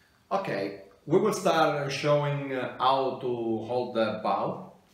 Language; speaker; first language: English; non-native, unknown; Italian